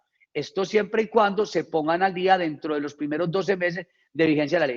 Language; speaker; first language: Spanish; native; Spanish